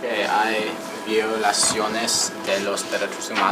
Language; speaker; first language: Spanish; non-native, learner; English